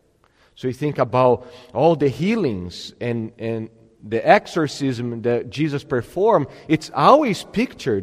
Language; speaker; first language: English; non-native, fluent; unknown